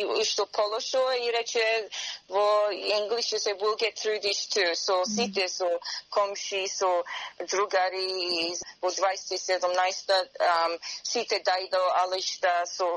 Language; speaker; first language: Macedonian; early bilingual, heritage; Macedonian